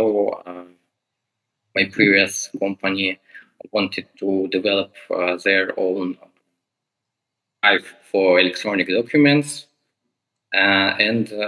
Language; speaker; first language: English; non-native, fluent; Russian